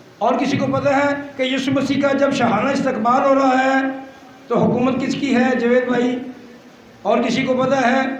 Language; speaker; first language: Urdu; non-native, local second language; Punjabi